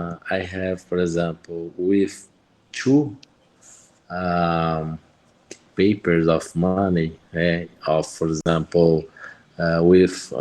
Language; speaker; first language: English; non-native, learner; Portuguese